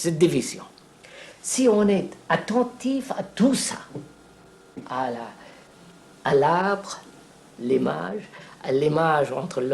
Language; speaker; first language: French; non-native, fluent; Telugu